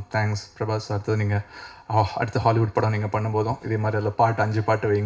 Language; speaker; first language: Tamil; native; Tamil